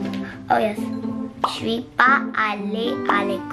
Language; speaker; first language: French; non-native, learner; Filipino